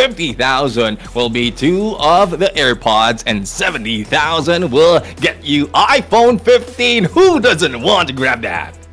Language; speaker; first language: English; non-native, local second language; Filipino